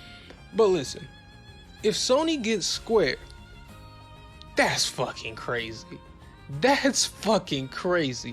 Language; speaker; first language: English; native; English